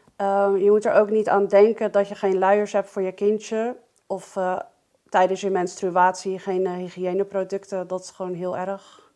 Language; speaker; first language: Dutch; native; Dutch